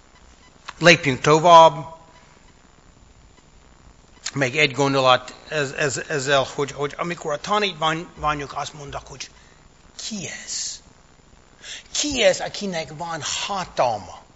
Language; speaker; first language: Hungarian; non-native, fluent; English